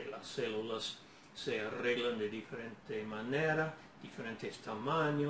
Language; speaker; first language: Spanish; non-native, fluent; English